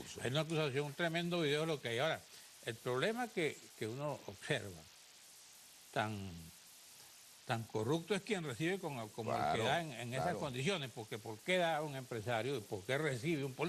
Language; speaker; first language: Spanish; native; Spanish